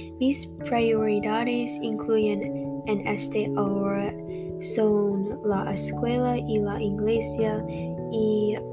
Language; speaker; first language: Spanish; non-native, learner; English